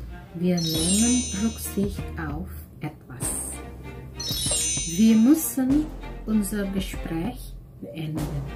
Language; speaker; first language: German; non-native, fluent; Indonesian